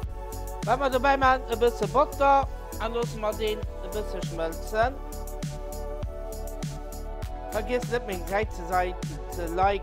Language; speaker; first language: German; non-native, local second language; Luxembourgish